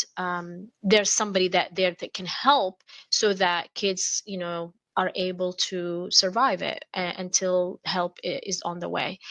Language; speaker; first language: English; non-native, fluent; Arabic